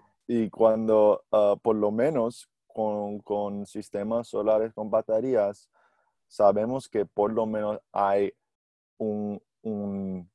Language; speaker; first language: Spanish; non-native, learner; English